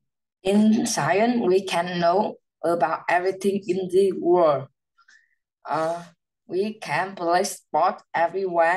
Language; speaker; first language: English; non-native, learner; Vietnamese